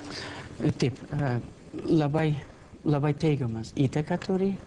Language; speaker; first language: Lithuanian; non-native, learner; Persian